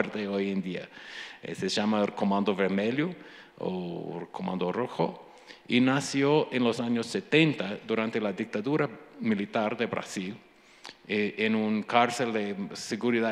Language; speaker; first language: Spanish; non-native, fluent; English